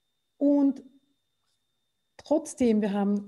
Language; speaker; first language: German; non-native, fluent; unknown